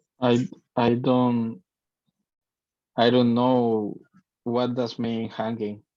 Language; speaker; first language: English; non-native, learner; Spanish